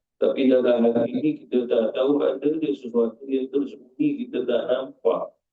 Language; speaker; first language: Malay; native; Malay